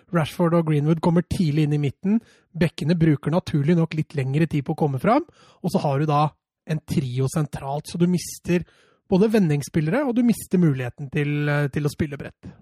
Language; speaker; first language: Norwegian; native; Norwegian